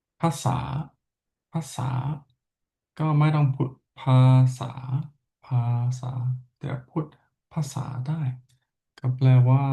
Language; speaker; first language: Thai; non-native, learner; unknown